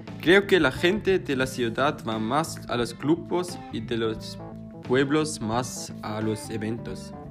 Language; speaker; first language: Spanish; non-native, learner; German